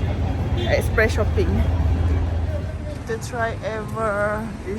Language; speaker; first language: English; non-native, learner; Malay